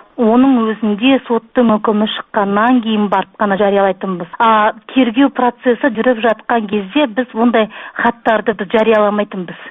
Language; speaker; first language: Kazakh; native; Kazakh